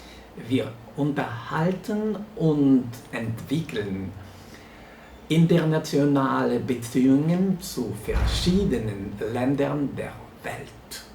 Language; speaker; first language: German; non-native, fluent; Russian